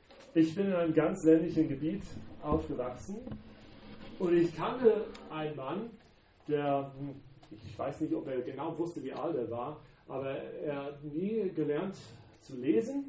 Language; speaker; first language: German; non-native, fluent; English